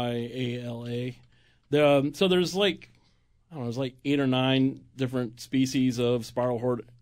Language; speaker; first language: English; native; English